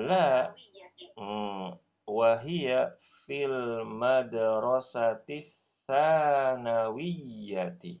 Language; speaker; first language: Arabic; non-native, fluent; Indonesian